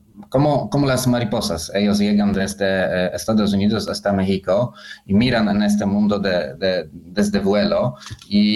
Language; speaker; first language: Spanish; non-native, fluent; Polish